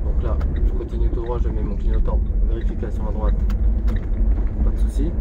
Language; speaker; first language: French; native; French